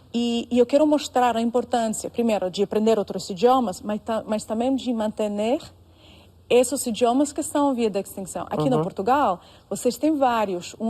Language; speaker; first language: Portuguese; non-native, fluent; Russian